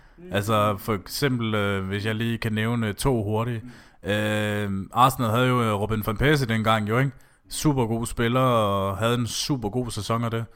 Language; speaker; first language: Danish; native; Danish